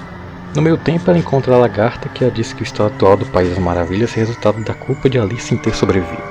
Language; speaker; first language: Portuguese; native; Portuguese